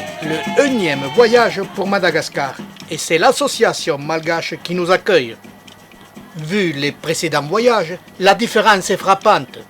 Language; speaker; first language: French; native; French